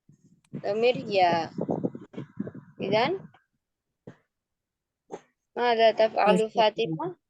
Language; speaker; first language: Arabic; non-native, fluent; Indonesian